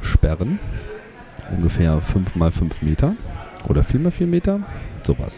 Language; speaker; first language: German; native; German